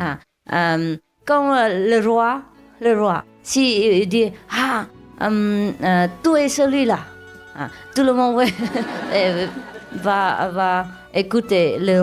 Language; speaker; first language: French; non-native, learner; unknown